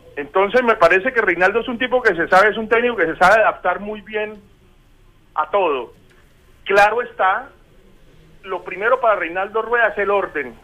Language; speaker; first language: Spanish; native; Spanish